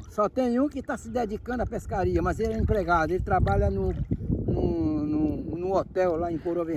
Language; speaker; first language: Portuguese; native; Portuguese